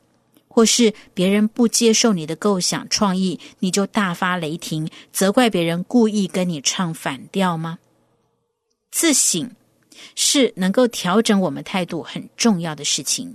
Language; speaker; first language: Chinese; native; Chinese